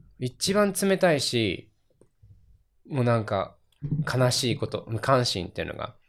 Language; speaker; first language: Japanese; native; Japanese